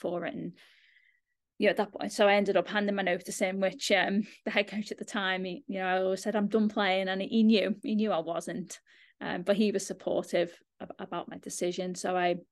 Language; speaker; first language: English; native; English